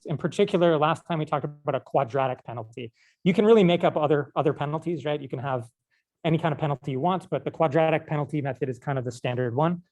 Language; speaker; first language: English; native; English